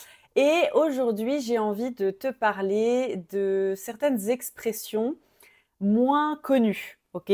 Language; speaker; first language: French; native; French